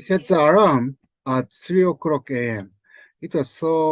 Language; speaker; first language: English; non-native, learner; Japanese